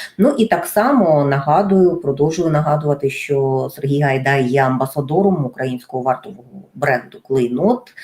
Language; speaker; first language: Ukrainian; native; Ukrainian